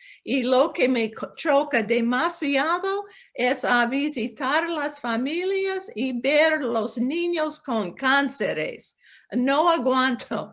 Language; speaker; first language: Spanish; non-native, local second language; English